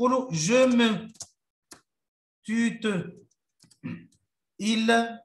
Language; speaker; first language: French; non-native, local second language; Arabic